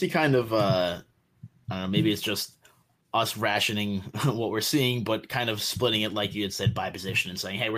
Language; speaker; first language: English; native; English